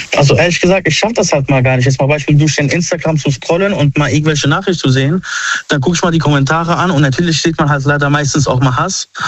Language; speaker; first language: German; early bilingual, other home language; Arabic